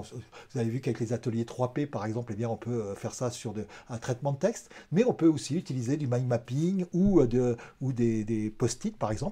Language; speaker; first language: French; native; French